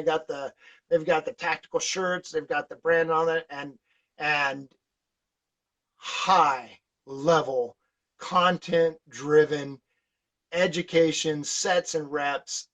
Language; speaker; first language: English; native; English